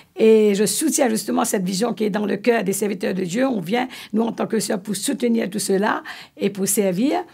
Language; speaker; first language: French; non-native, local second language; Morisyen